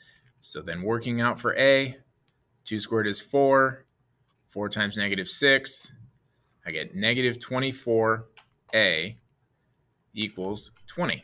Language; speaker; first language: English; native; English